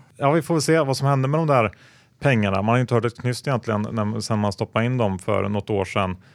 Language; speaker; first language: Swedish; native; Swedish